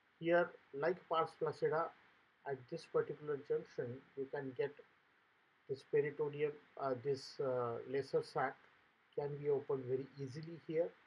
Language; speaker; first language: English; non-native, local second language; Marathi